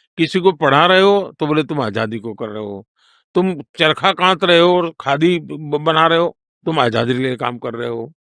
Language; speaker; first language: Hindi; non-native, local second language; Gujarati